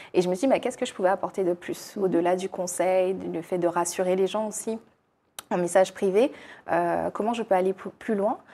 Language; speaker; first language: French; native; French